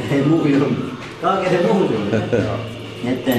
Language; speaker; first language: Finnish; non-native, learner; Russian